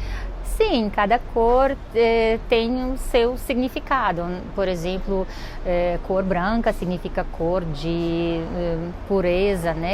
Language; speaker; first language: Portuguese; non-native, fluent; Russian